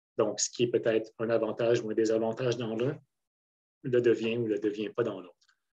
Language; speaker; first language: French; native; French